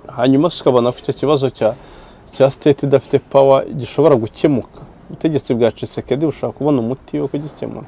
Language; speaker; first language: Kinyarwanda; native; Kinyarwanda